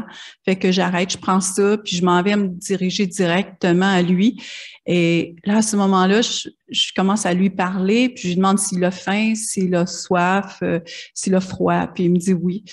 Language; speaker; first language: French; native; French